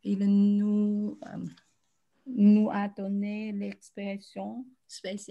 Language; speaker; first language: French; non-native, learner; Chinese